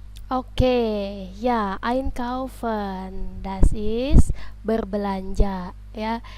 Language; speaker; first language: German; non-native, fluent; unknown